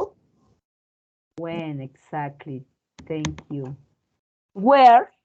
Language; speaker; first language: English; non-native, learner; Spanish